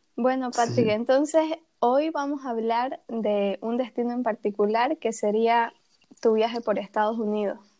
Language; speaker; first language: Spanish; native; Spanish